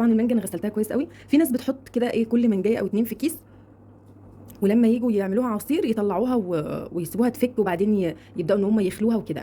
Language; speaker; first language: Arabic; native; Arabic